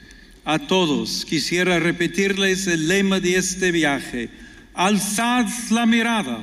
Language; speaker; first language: Spanish; non-native, fluent; English